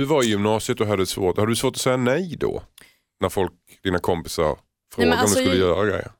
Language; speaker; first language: Swedish; native; Swedish